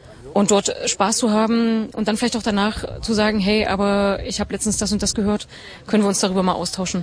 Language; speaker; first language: German; native; German